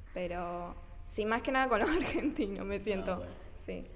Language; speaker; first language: Spanish; early bilingual, other home language; Japanese